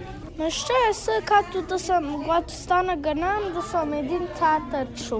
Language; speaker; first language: Bulgarian; early bilingual, heritage; Bulgarian